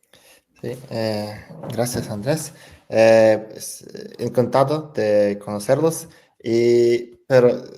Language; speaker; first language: Spanish; non-native, learner; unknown